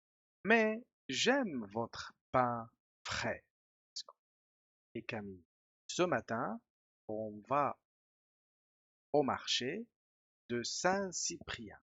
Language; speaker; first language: French; non-native, fluent; Spanish